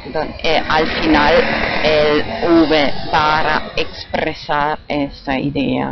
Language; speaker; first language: Spanish; non-native, fluent; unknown